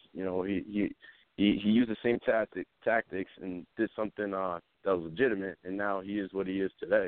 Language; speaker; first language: English; native; English